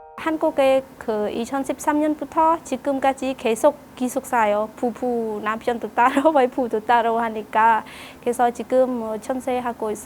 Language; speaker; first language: Korean; non-native, learner; Khmer